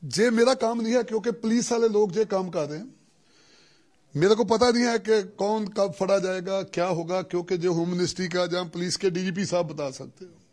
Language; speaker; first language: Hindi; non-native, local second language; Punjabi